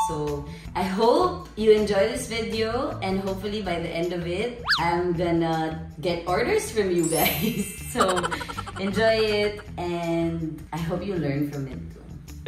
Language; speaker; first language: English; non-native, local second language; Filipino